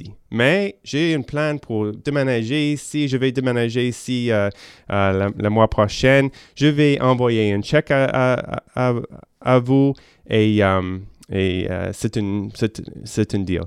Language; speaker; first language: French; non-native, local second language; English